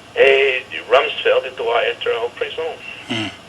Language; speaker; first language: French; non-native, fluent; English